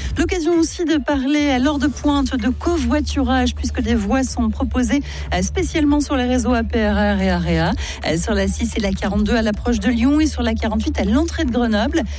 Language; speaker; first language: French; native; French